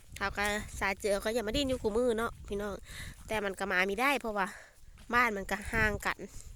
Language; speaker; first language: Thai; native; Thai